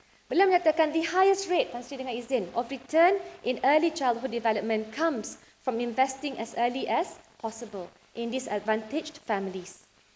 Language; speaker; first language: English; non-native, local second language; Malay